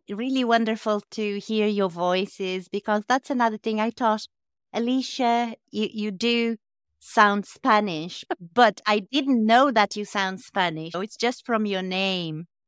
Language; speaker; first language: English; non-native, fluent; Portuguese